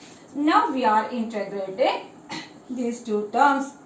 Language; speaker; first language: English; non-native, local second language; Malayalam